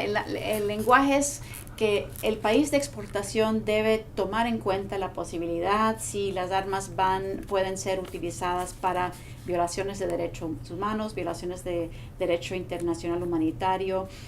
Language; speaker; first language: Spanish; non-native, fluent; English